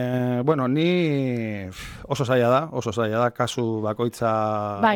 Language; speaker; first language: Basque; non-native, local second language; Spanish